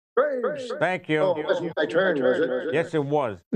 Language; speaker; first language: English; native; English